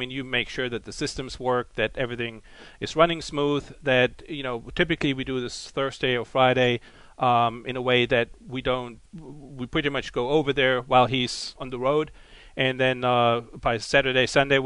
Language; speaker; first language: English; non-native, fluent; German